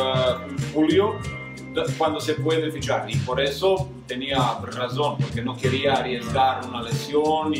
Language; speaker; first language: Spanish; non-native, fluent; Croatian